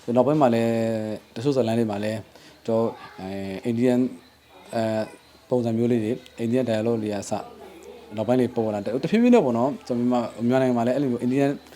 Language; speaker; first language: Burmese; native; Burmese